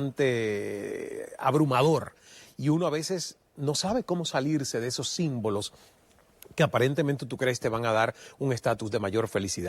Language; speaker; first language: Spanish; native; Spanish